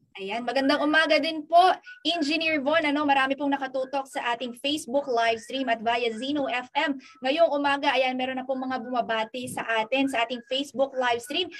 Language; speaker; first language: Filipino; non-native, local second language; Pampanga